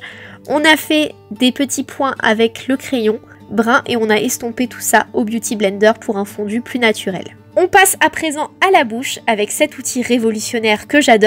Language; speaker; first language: French; native; French